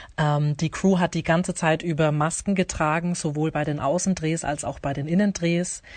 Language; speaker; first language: German; native; German